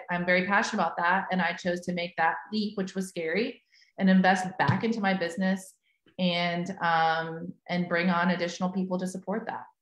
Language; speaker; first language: English; native; English